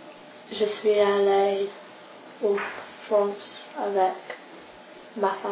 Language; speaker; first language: French; non-native, learner; English